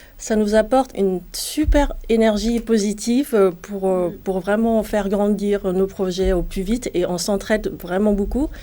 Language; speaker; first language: French; non-native, fluent; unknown